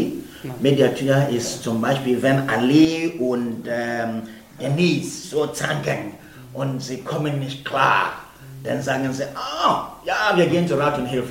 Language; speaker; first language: German; non-native, fluent; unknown